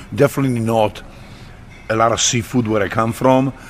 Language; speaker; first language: English; non-native, fluent; Italian